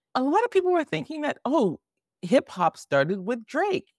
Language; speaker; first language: English; native; English